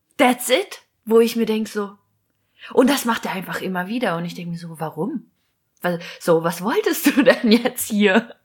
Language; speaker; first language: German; native; German